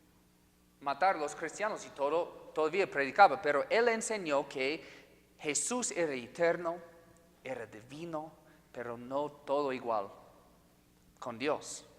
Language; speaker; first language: Spanish; non-native, fluent; English